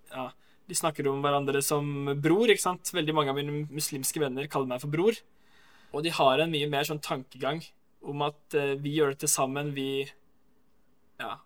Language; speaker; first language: Norwegian; native; Norwegian